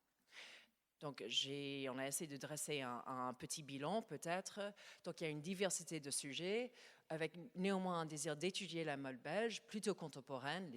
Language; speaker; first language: French; non-native, fluent; English